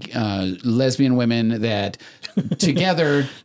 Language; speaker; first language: English; early bilingual, other home language; Spanish